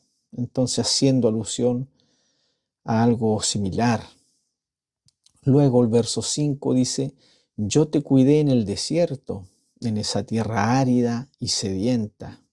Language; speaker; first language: Spanish; native; Spanish